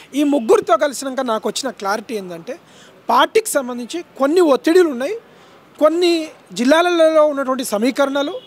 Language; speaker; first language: Telugu; non-native, local second language; Lambadi